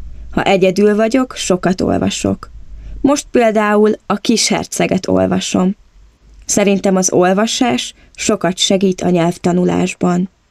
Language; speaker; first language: Hungarian; non-native, learner; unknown